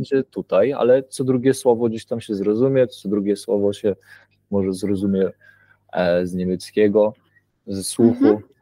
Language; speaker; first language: Polish; early bilingual, heritage; Polish